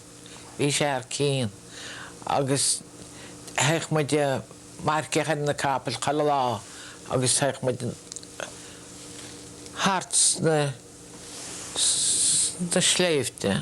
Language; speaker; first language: Irish; native; Irish